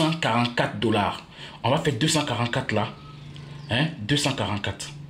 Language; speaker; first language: French; native; French